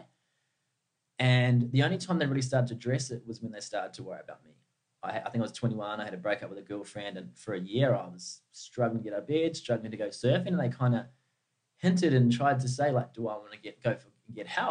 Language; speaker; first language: English; native; English